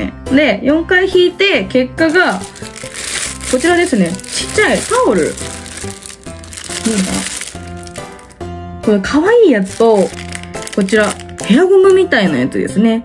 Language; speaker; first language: Japanese; native; Japanese